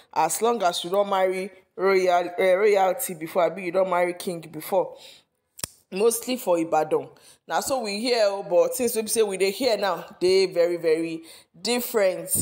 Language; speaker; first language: Nigerian Pidgin; non-native, local second language; Yoruba